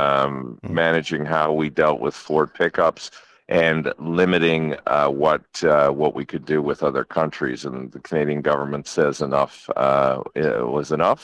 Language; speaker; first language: English; native; English